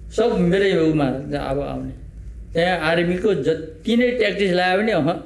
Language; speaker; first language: Nepali; native; Nepali